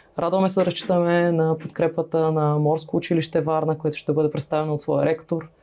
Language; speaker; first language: Bulgarian; native; Bulgarian